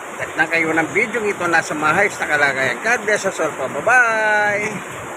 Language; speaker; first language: Filipino; non-native, local second language; Pampanga